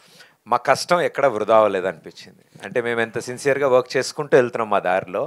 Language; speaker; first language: Telugu; native; Telugu